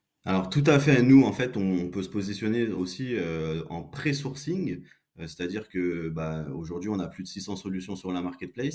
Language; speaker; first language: French; native; French